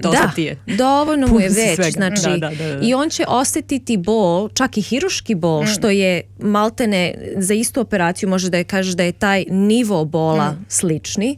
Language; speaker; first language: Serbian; early bilingual, heritage; Serbian